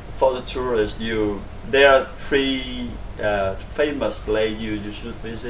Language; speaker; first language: English; non-native, learner; Vietnamese